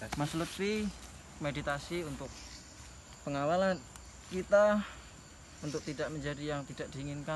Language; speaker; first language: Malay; non-native, local second language; Javanese